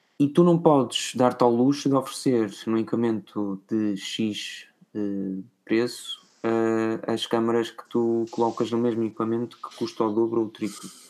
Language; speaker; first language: Portuguese; native; Portuguese